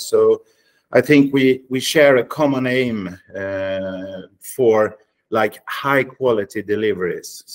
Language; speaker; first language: English; non-native, fluent; Swedish